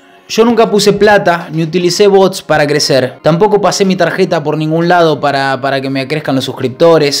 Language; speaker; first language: Spanish; native; Spanish